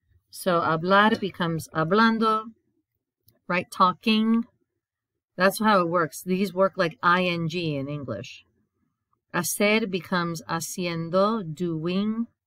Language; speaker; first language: English; native; English